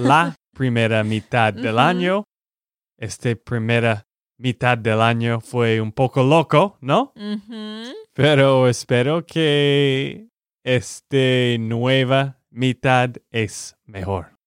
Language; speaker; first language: Spanish; non-native, learner; English